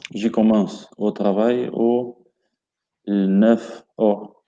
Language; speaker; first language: French; non-native, learner; Portuguese